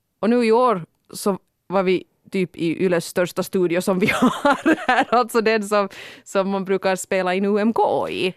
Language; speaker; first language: Swedish; native; Swedish